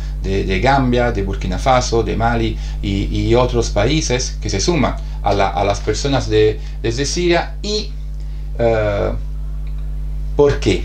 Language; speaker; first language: Spanish; non-native, fluent; Italian